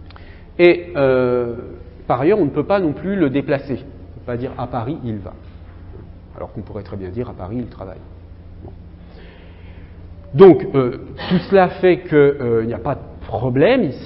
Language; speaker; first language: French; native; French